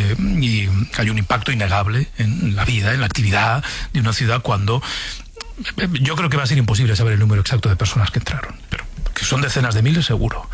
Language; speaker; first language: Spanish; native; Spanish